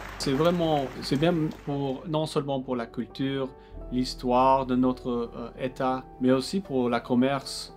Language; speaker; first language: French; non-native, local second language; English